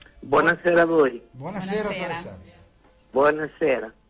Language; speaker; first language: Italian; native; Italian